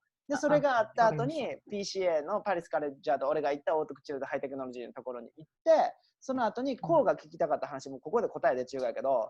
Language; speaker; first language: Japanese; native; Japanese